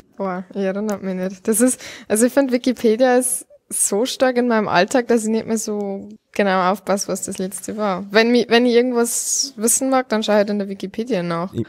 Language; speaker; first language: German; native; German